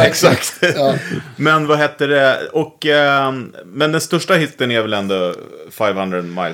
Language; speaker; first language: Swedish; native; Swedish